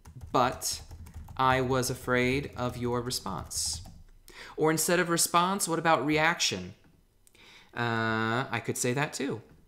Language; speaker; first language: English; native; English